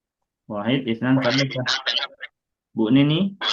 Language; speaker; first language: Arabic; non-native, fluent; Indonesian